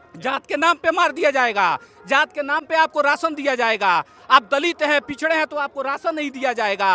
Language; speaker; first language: Hindi; native; Hindi